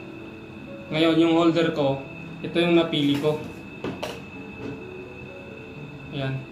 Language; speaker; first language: Filipino; native; Filipino